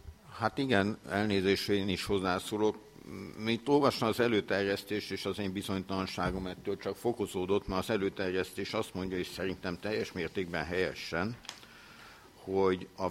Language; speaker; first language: Hungarian; native; Hungarian